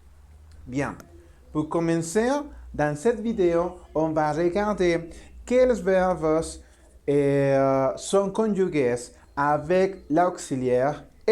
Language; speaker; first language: French; non-native, learner; Spanish